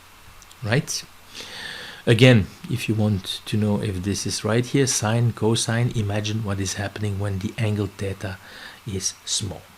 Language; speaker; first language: English; non-native, fluent; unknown